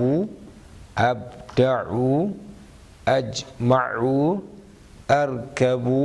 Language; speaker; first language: Arabic; non-native, fluent; Hausa